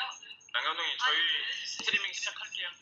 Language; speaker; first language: Korean; native; Korean